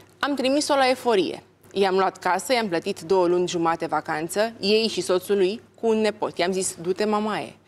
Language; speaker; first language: Romanian; native; Romanian